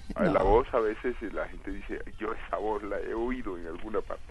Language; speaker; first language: Spanish; native; Spanish